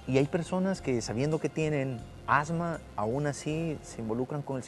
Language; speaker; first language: Spanish; native; Spanish